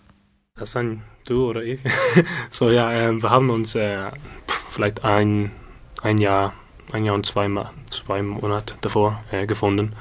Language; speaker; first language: German; non-native, learner; English